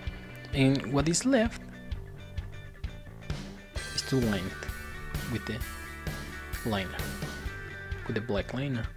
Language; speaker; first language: English; non-native, fluent; Spanish